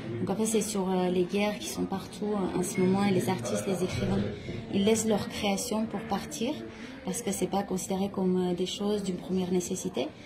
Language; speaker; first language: French; non-native, fluent; Armenian